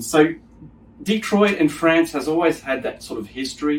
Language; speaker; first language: English; non-native, fluent; French